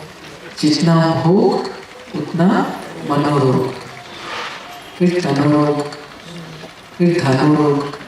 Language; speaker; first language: Hindi; native; Hindi